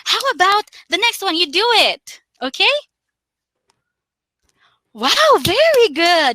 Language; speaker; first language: English; non-native, local second language; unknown